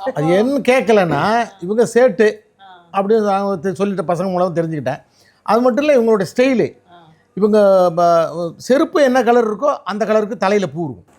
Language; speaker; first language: Tamil; native; Tamil